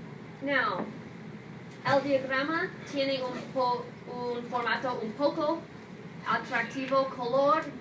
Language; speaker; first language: Spanish; non-native, fluent; English